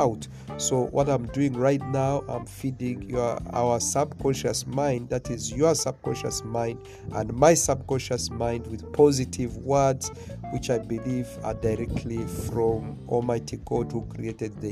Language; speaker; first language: English; non-native, local second language; Swahili